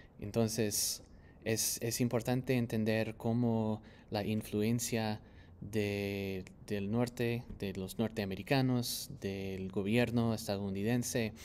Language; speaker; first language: Spanish; non-native, fluent; English